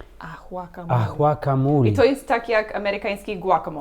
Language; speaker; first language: Polish; non-native, learner; English